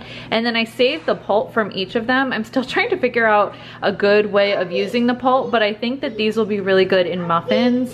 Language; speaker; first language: English; native; English